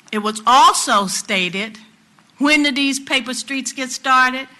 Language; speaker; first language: English; native; English